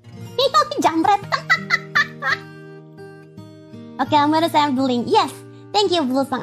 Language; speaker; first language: English; non-native, fluent; Indonesian